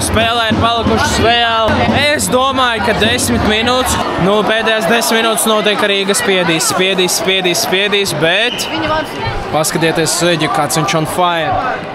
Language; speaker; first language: Latvian; native; Latvian